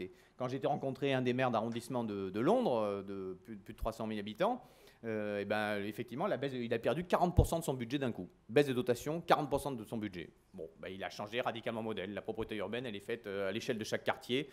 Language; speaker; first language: French; native; French